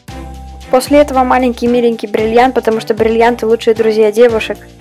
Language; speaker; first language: Russian; native; Russian